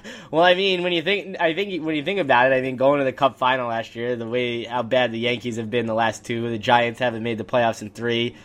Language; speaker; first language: English; native; English